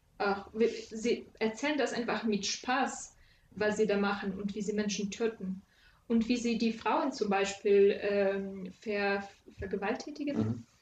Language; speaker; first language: German; non-native, fluent; Ukrainian